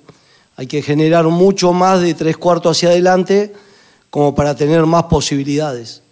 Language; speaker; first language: Spanish; native; Spanish